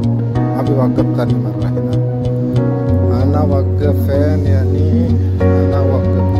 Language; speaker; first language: Arabic; non-native, learner; Indonesian